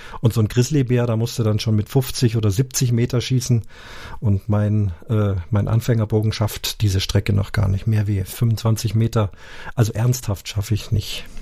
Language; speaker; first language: German; native; German